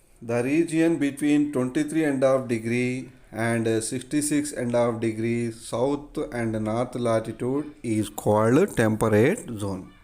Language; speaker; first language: English; non-native, local second language; Telugu